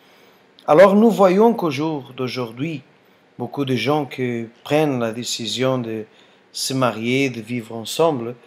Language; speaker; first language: French; non-native, fluent; Portuguese